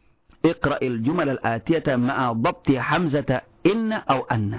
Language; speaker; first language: Arabic; non-native, fluent; Indonesian